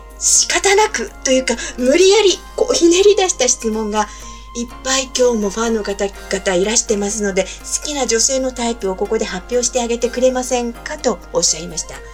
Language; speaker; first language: Japanese; native; Japanese